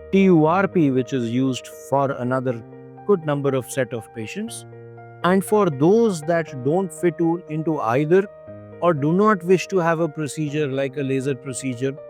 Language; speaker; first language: English; non-native, local second language; Hindi